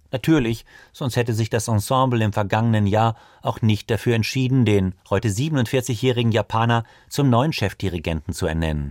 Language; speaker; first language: German; native; German